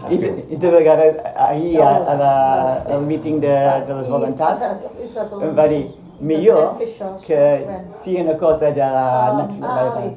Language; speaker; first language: Catalan; non-native, learner; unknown